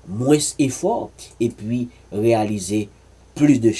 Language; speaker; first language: French; non-native, learner; Haitian Creole